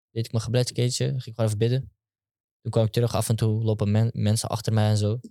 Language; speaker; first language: Dutch; early bilingual, other home language; Turkish